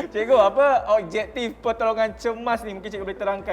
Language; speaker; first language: Malay; native; Malay